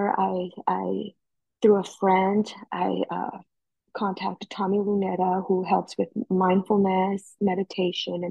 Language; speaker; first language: English; native; English